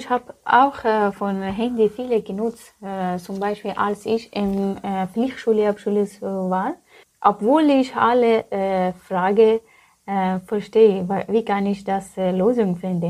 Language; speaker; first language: German; non-native, learner; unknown